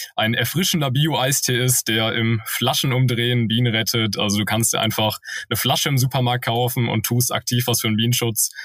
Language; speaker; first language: German; native; German